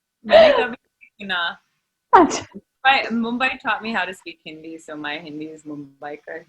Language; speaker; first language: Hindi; non-native, learner; English